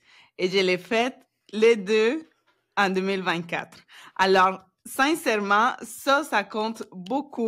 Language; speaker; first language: French; non-native, fluent; Spanish